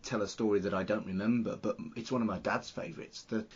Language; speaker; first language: English; native; English